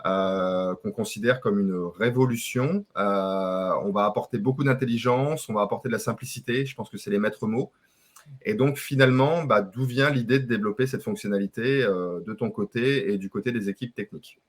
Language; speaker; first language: French; native; French